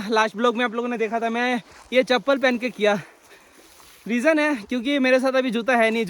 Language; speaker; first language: Hindi; non-native, local second language; Bangla